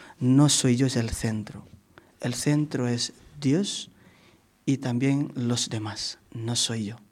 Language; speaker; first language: Spanish; non-native, fluent; Indonesian